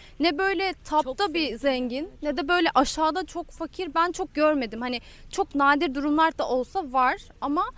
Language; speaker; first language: Turkish; native; Turkish